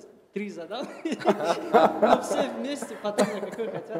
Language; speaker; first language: Russian; non-native, local second language; Tajik